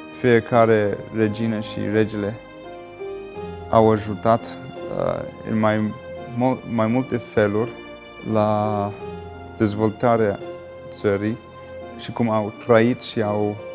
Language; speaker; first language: Romanian; non-native, fluent; English